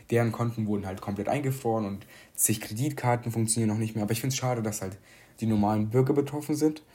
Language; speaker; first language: German; early bilingual, other home language; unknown